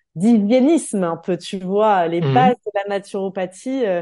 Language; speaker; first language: French; native; French